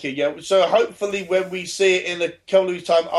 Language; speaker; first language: English; native; English